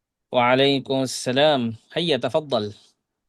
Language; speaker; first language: Arabic; non-native, fluent; Bangla